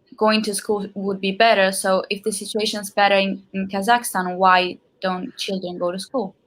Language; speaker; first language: English; non-native, fluent; Italian